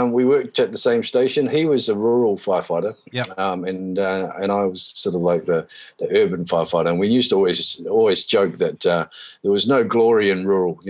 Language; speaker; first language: English; native; English